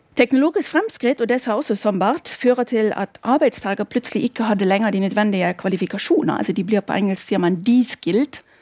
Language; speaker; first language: Norwegian; non-native, fluent; German